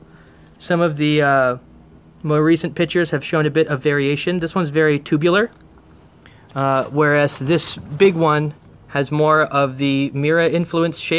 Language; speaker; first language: English; native; English